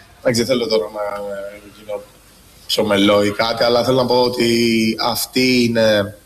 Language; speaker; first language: Greek; early bilingual, other home language; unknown